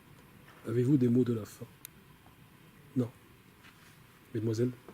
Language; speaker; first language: French; native; French